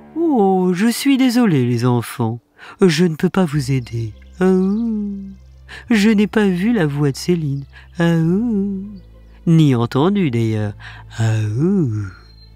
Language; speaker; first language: French; native; French